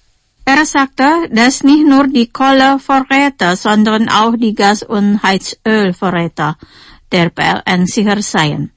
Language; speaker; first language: German; non-native, fluent; Indonesian